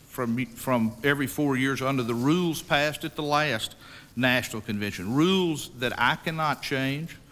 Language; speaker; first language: English; native; English